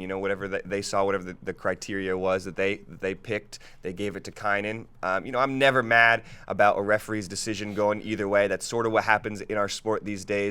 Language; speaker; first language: English; native; English